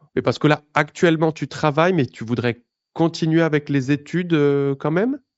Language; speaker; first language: French; native; French